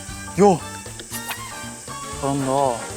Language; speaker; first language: Korean; native; Korean